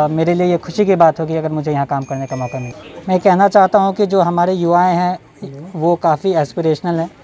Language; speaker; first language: Hindi; native; Hindi